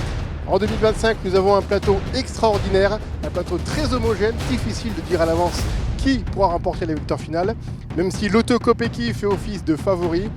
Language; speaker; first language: French; native; French